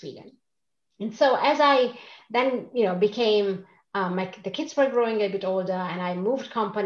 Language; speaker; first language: English; non-native, fluent; Italian